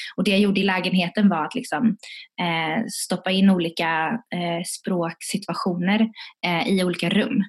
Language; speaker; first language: Swedish; early bilingual, other home language; Tigrinya